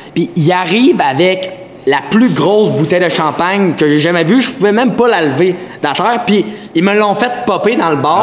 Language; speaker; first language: French; native; French